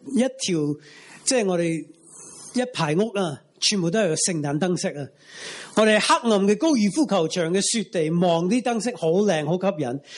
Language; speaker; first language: Cantonese; non-native, fluent; English